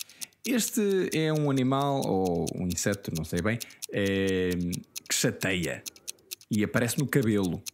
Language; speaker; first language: Portuguese; non-native, fluent; English